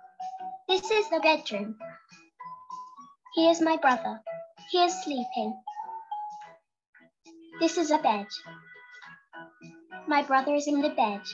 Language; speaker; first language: English; non-native, learner; Spanish